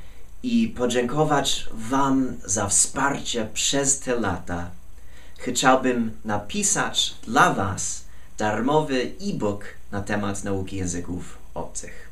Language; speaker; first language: Polish; non-native, fluent; English